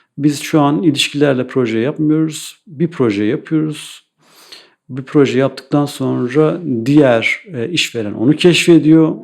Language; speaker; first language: Turkish; native; Turkish